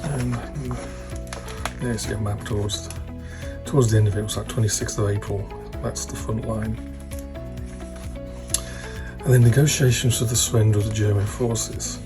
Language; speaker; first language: English; native; English